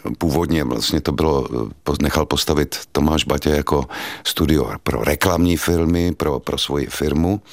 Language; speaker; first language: Czech; native; Czech